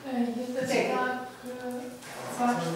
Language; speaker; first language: German; non-native, learner; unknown